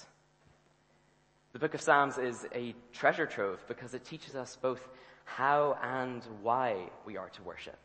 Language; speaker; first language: English; native; English